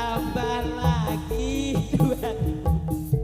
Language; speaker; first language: Indonesian; non-native, local second language; Javanese